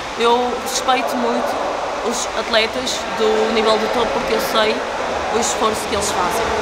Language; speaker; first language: Portuguese; early bilingual, other home language; Ukrainian